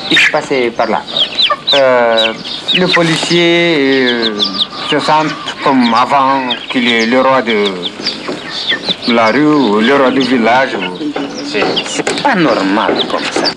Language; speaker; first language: French; non-native, learner; Romanian